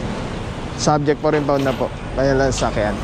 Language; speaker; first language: Filipino; native; Filipino